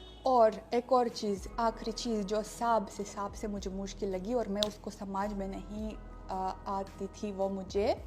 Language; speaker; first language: Hindi; non-native, fluent; Russian